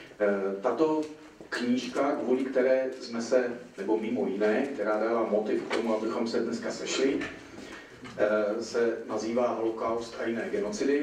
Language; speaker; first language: Czech; native; Czech